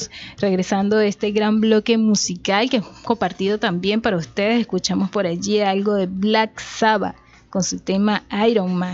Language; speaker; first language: Spanish; native; Spanish